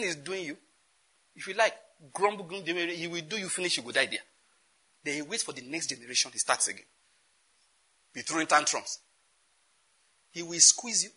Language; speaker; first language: English; non-native, local second language; Yoruba